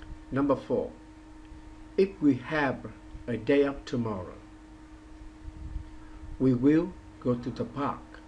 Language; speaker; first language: English; non-native, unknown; Vietnamese